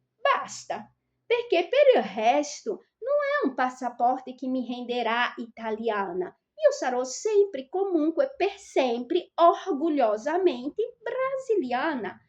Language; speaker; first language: Italian; non-native, fluent; Portuguese